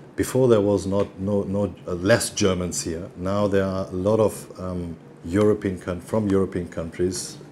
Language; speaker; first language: English; non-native, fluent; German